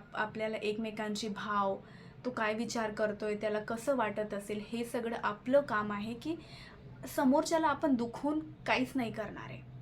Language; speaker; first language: Marathi; non-native, local second language; Hindi